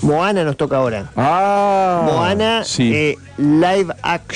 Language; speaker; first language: Spanish; native; Spanish